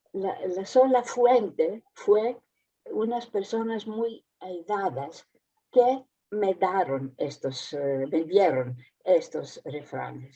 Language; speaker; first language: Spanish; early bilingual, heritage; Ladino